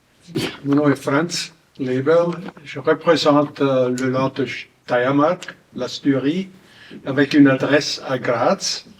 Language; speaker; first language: French; non-native, fluent; German